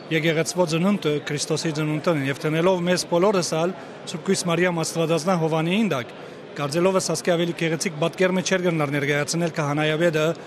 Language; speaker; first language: Armenian; native; Armenian